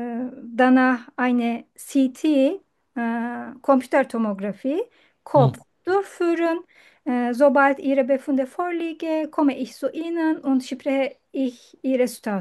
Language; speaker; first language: German; non-native, learner; Turkish